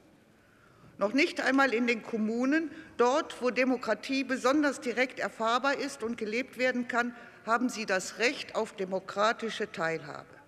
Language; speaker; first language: German; native; German